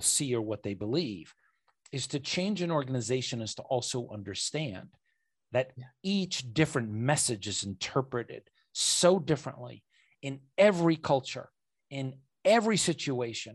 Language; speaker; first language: English; native; English